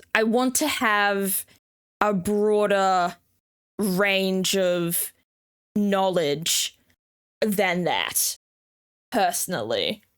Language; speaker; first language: English; native; English